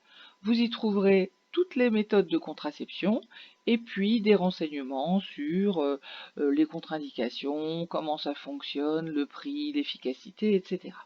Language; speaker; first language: French; native; French